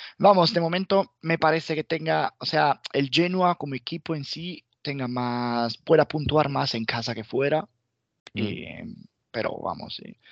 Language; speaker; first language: Spanish; non-native, fluent; Italian